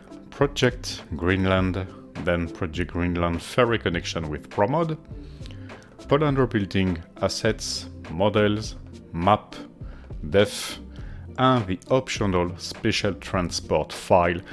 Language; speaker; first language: English; non-native, fluent; French